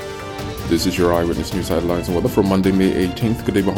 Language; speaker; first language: English; native; English